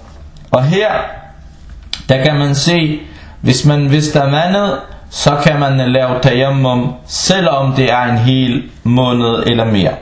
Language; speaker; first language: Danish; non-native, local second language; Arabic